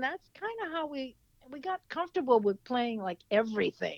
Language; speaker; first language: English; native; English